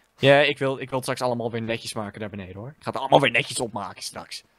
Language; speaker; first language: Dutch; native; Dutch